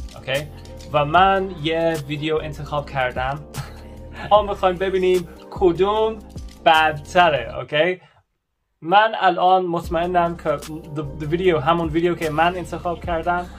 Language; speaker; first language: Persian; non-native, learner; English